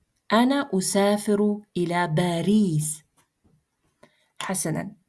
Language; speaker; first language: Arabic; non-native, fluent; Russian